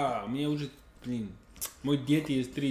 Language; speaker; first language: Russian; non-native, learner; English